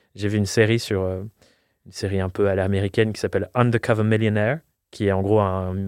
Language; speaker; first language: French; non-native, fluent; English